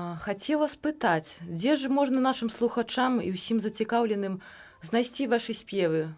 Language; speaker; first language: Belarusian; native; Belarusian